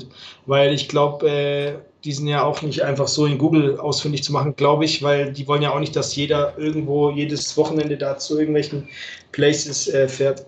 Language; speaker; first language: German; native; German